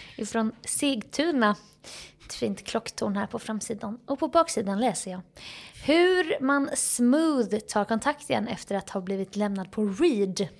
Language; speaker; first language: Swedish; native; Swedish